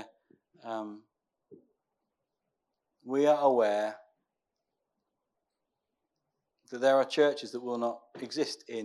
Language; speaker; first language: English; native; English